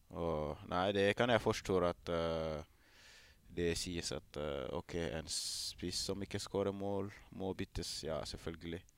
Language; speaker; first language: Norwegian; non-native, fluent; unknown